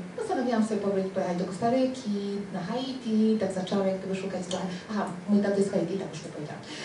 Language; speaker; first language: Polish; early bilingual, heritage; Spanish